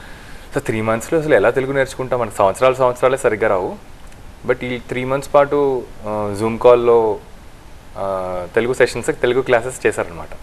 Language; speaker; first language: Telugu; native; Telugu